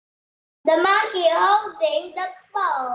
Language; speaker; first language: English; non-native, learner; Vietnamese